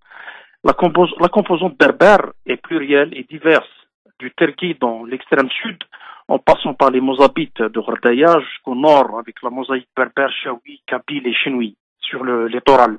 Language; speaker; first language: French; non-native, local second language; Kabyle